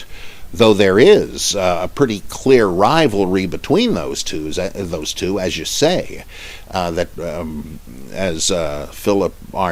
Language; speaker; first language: English; native; English